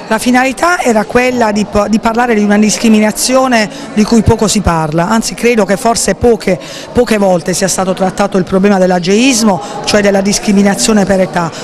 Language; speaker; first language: Italian; native; Italian